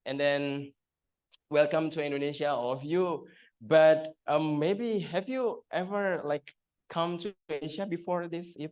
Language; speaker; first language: English; non-native, learner; Indonesian